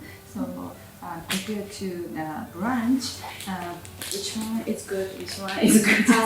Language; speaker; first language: English; non-native, learner; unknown